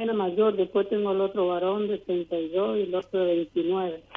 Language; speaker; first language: Spanish; native; Spanish